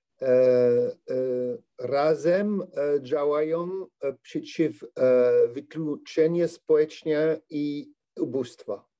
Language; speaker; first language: Polish; non-native, learner; French